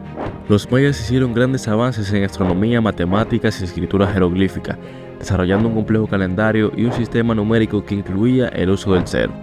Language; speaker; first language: Spanish; native; Spanish